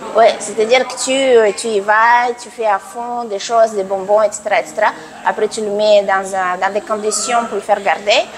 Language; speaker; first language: French; non-native, fluent; Russian